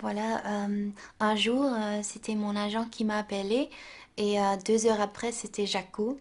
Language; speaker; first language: French; non-native, local second language; Dutch